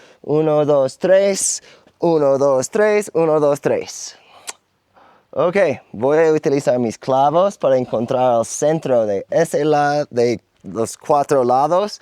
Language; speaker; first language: Spanish; non-native, learner; English